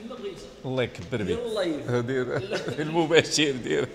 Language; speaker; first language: Arabic; native; Arabic